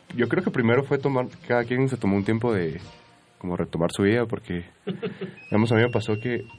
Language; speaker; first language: Spanish; native; Spanish